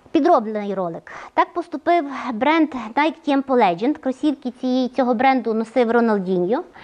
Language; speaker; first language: Ukrainian; native; Ukrainian